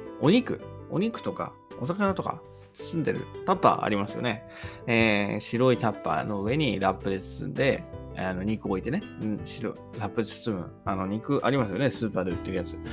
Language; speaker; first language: Japanese; native; Japanese